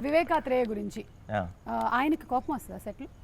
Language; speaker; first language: Telugu; native; Telugu